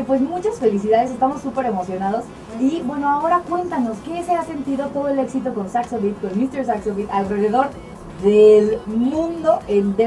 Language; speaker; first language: Spanish; native; Spanish